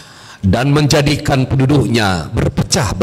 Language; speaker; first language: Indonesian; native; Indonesian